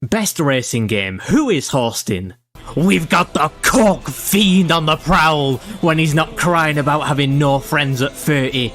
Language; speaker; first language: English; native; English